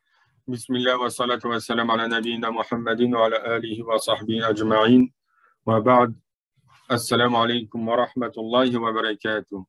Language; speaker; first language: Arabic; non-native, fluent; French